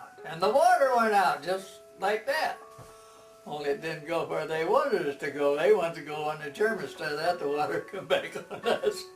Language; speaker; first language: English; native; English